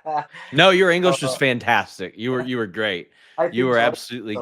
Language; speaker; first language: English; native; English